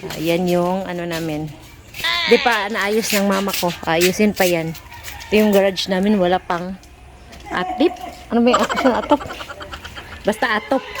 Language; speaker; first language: Filipino; non-native, local second language; Cebuano